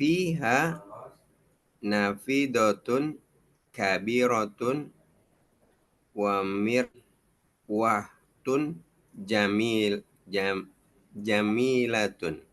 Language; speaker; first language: Arabic; non-native, learner; Indonesian